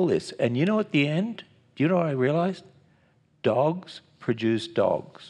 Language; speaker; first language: English; native; English